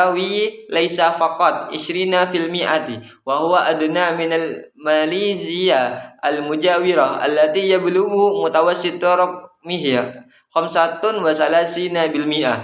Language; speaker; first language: Arabic; non-native, learner; Indonesian